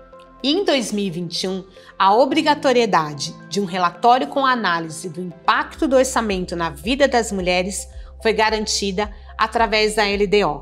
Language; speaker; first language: Portuguese; native; Portuguese